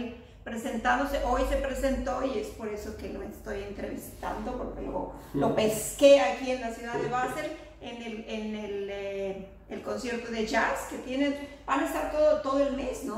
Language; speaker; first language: Spanish; native; Spanish